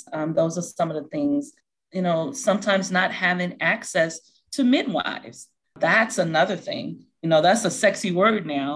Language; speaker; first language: English; native; English